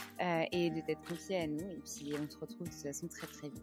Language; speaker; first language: French; native; French